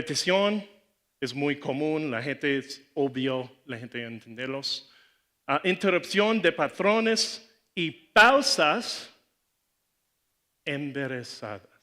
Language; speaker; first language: Spanish; non-native, learner; English